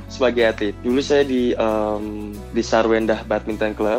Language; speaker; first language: Indonesian; native; Indonesian